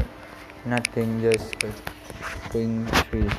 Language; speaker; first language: English; non-native, learner; Indonesian